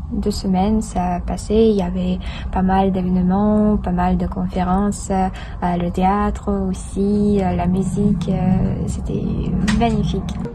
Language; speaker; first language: French; non-native, fluent; Russian